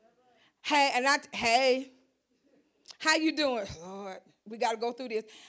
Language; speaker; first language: English; native; English